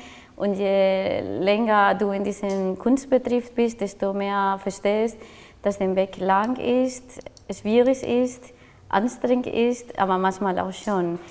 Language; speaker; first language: German; non-native, fluent; Spanish